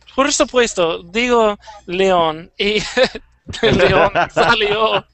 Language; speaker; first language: Spanish; non-native, learner; English